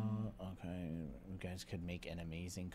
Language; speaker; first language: English; native; English